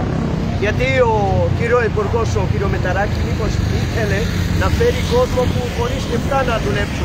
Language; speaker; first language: Greek; non-native, learner; Urdu